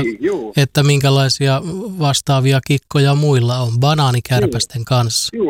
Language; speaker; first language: Finnish; native; Finnish